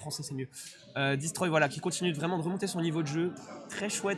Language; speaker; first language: French; native; French